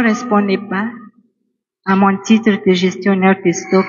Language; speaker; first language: French; non-native, local second language; Malagasy